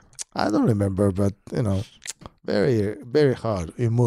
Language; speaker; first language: English; non-native, learner; Japanese